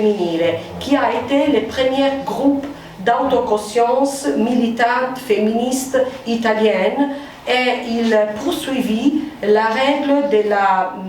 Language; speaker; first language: French; non-native, fluent; Italian